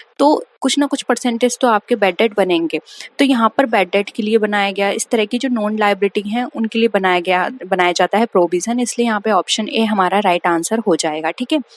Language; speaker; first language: Hindi; native; Hindi